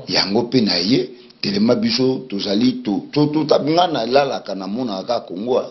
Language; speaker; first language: Lingala; native; Lingala